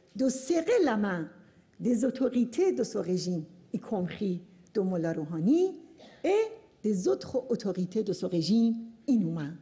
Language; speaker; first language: French; non-native, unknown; Persian